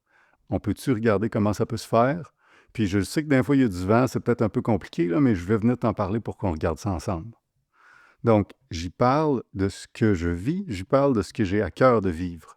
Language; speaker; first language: French; native; French